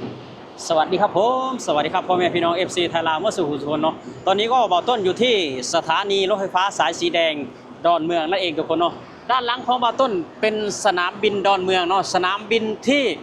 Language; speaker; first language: Thai; non-native, local second language; Lao